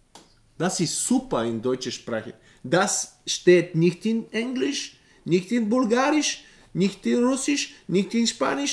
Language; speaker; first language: German; non-native, learner; Bulgarian